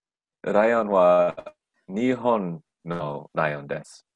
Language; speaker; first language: Japanese; non-native, learner; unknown